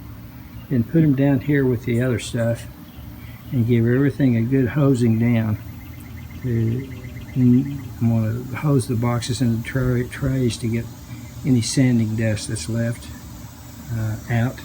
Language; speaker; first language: English; native; English